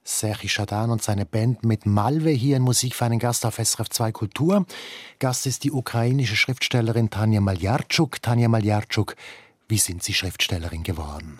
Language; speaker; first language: German; native; German